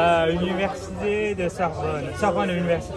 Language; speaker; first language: French; non-native, fluent; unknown